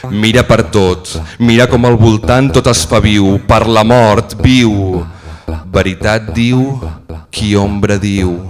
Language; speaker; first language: Catalan; native; Catalan